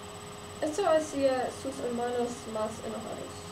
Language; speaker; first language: Spanish; non-native, learner; English